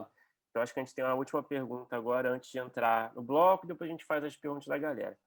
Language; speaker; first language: Portuguese; native; Portuguese